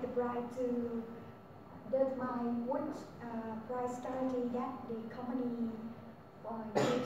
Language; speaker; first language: English; non-native, learner; Vietnamese